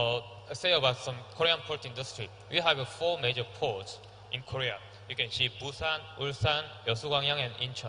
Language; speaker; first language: English; non-native, learner; Korean